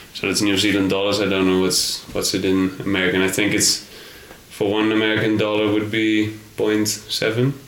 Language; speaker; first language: English; non-native, fluent; Dutch